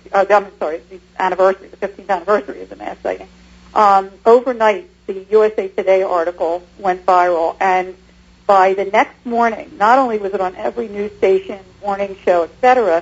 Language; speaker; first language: English; native; English